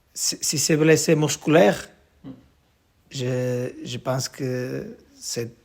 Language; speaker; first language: French; non-native, learner; Portuguese